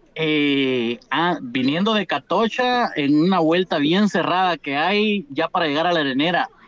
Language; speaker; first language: Spanish; native; Spanish